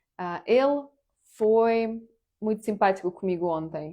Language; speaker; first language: Portuguese; non-native, fluent; Ukrainian